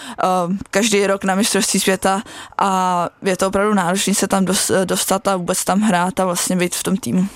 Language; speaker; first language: Czech; native; Czech